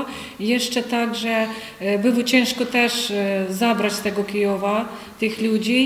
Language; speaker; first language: Polish; non-native, fluent; Ukrainian